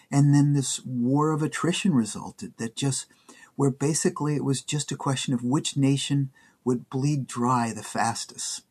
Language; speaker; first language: English; native; English